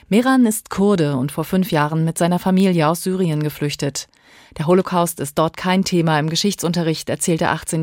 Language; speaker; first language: German; native; German